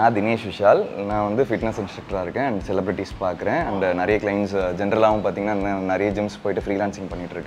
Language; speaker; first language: Tamil; native; Tamil